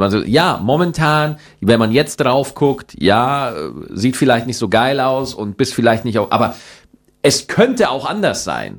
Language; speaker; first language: German; native; German